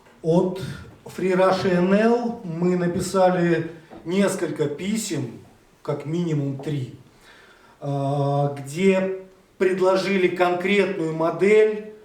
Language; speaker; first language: Russian; native; Russian